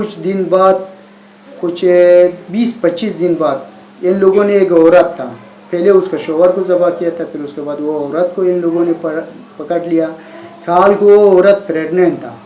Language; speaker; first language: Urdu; non-native, learner; Persian